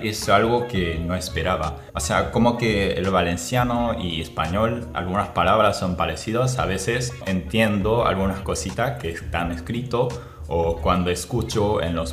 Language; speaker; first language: Spanish; non-native, fluent; Japanese